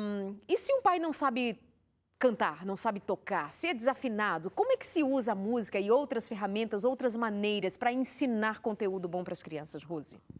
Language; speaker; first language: Portuguese; native; Portuguese